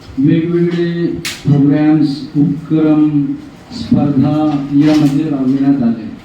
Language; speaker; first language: Marathi; non-native, local second language; Urdu